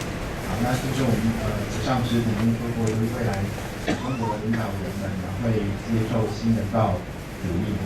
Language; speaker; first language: Chinese; native; Chinese